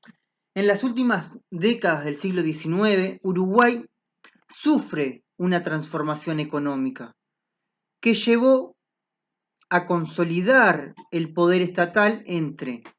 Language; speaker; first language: Spanish; native; Spanish